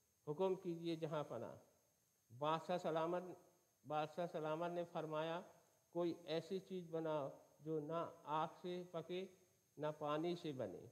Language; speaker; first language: Hindi; native; Hindi